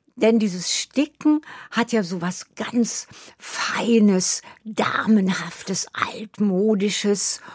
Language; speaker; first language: German; native; German